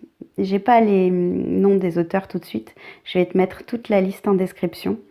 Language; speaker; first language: French; native; French